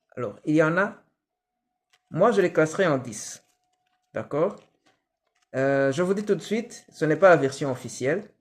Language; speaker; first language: French; non-native, local second language; Kinyarwanda